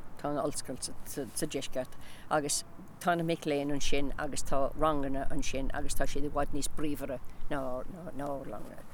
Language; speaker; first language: Irish; non-native, local second language; English